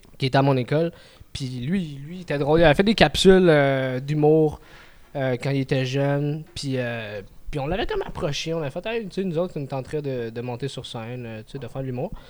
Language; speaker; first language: French; native; French